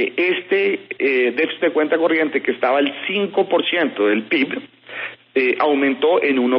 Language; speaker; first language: Spanish; native; Spanish